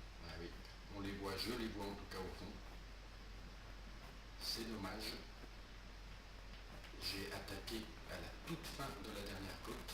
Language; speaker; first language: French; native; French